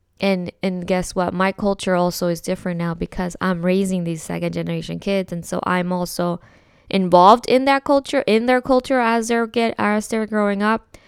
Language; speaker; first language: English; early bilingual, other home language; Spanish